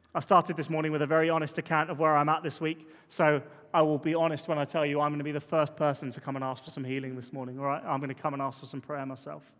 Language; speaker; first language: English; native; English